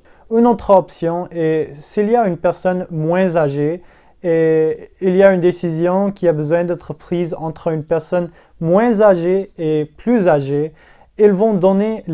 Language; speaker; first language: French; non-native, learner; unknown